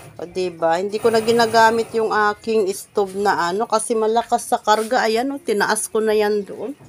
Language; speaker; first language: Filipino; non-native, local second language; Iloko